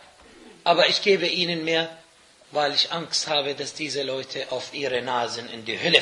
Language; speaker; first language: German; non-native, fluent; Arabic